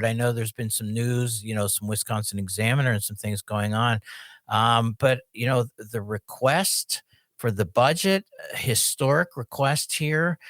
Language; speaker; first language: English; native; English